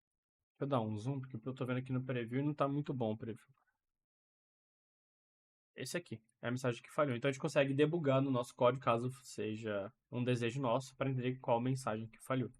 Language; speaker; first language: Portuguese; native; Portuguese